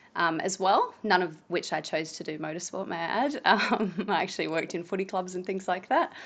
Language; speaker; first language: English; native; English